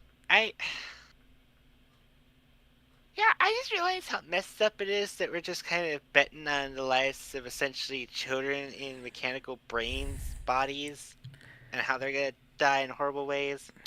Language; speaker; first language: English; native; English